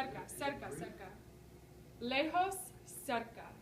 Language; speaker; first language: Spanish; non-native, fluent; English